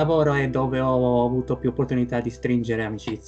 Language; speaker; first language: Italian; native; Italian